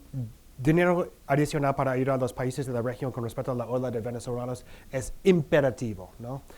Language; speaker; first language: Spanish; non-native, fluent; English